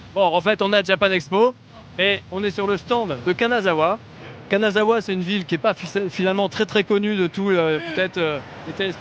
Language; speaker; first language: French; native; French